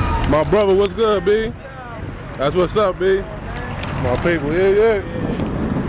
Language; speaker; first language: English; early bilingual, other home language; Spanish